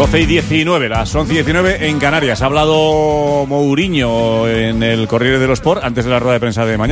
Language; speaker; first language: Spanish; native; Spanish